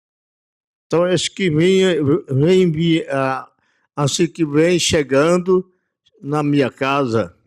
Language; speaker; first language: Portuguese; non-native, local second language; Yanomámi